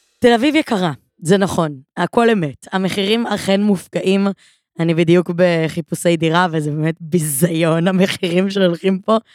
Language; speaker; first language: Hebrew; native; Hebrew